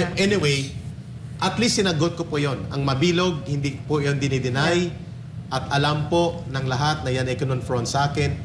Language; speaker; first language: Filipino; non-native, local second language; Hiligaynon